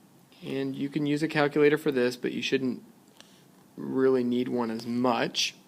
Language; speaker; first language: English; native; English